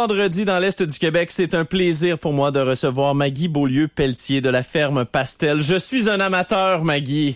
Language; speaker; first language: French; native; French